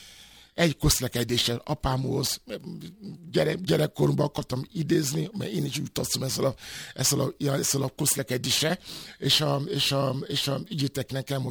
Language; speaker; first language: Hungarian; non-native, fluent; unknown